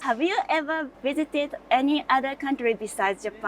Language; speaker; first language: English; non-native, learner; Japanese